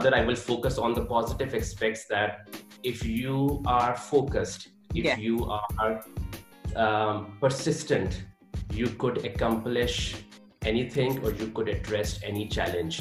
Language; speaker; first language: English; non-native, local second language; Urdu